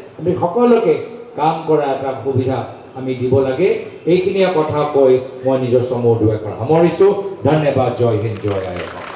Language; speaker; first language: Assamese; native; Assamese